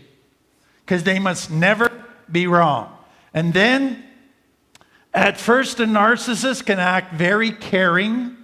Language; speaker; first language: English; native; English